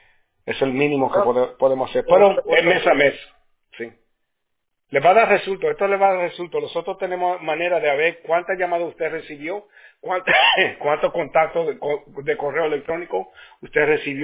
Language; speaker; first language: Spanish; early bilingual, heritage; Spanish